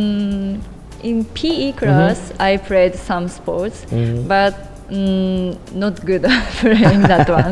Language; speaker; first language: English; non-native, learner; Japanese